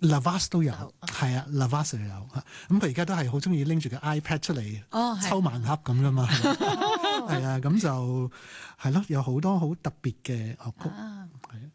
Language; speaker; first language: Cantonese; native; Cantonese